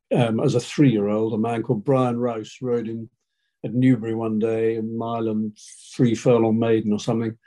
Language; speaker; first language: English; native; English